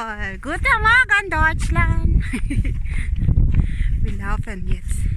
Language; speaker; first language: German; non-native, learner; Filipino